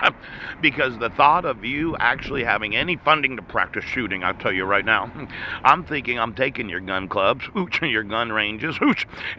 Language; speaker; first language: English; native; English